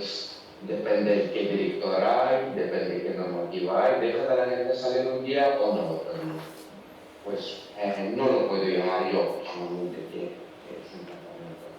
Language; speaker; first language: Spanish; non-native, learner; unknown